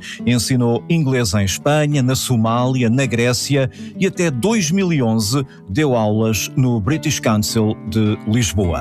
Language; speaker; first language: Portuguese; native; Portuguese